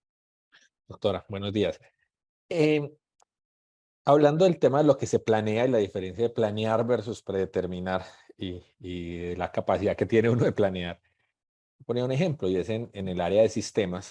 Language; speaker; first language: Spanish; native; Spanish